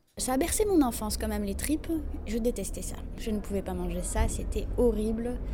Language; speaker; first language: French; non-native, local second language; Arabic